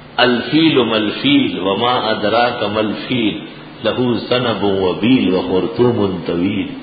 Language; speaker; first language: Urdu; non-native, local second language; Pashto